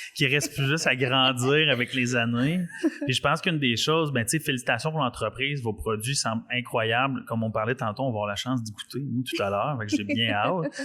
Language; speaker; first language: French; native; French